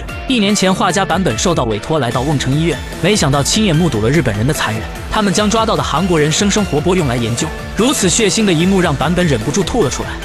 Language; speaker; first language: Chinese; native; Chinese